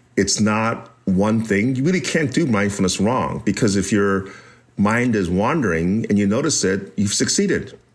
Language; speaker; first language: English; native; English